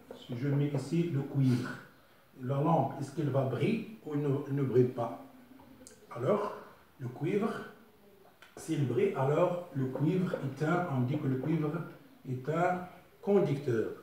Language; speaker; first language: French; non-native, local second language; Arabic